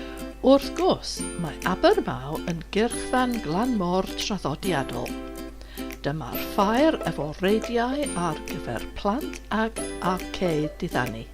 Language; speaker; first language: Welsh; non-native, fluent; English